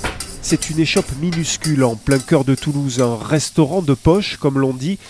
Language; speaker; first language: French; native; French